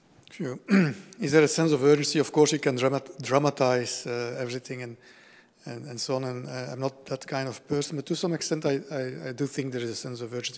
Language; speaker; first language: English; non-native, fluent; Dutch